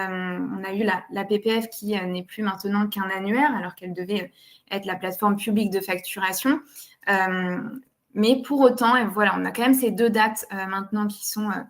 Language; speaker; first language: French; native; French